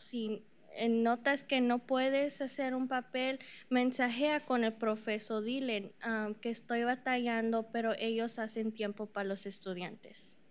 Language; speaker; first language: Spanish; early bilingual, heritage; Spanish